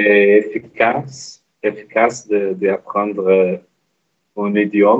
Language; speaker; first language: French; non-native, learner; Portuguese